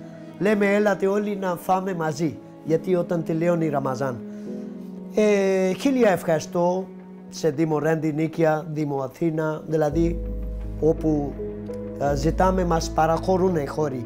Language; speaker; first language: Greek; non-native, fluent; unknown